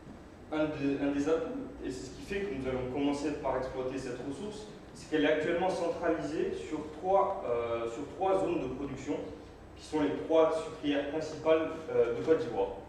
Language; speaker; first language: French; native; French